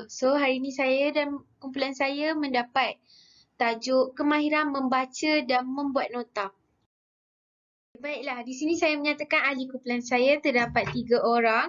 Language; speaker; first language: Malay; native; Malay